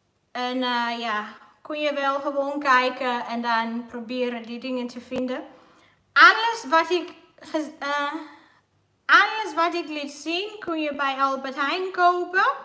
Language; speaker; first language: Dutch; non-native, learner; Swahili